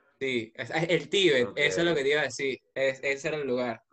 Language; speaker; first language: Spanish; native; Spanish